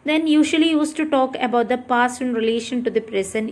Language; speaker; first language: English; non-native, local second language; Malayalam